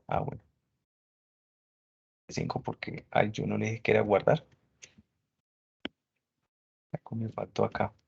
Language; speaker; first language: Spanish; native; Spanish